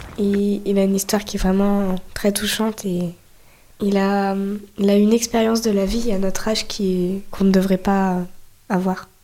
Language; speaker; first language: French; native; French